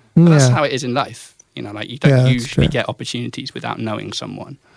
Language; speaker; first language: English; native; English